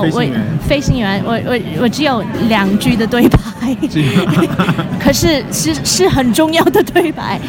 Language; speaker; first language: Chinese; non-native, local second language; Cantonese